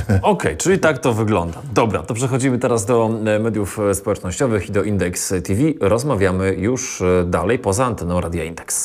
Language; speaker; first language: Polish; native; Polish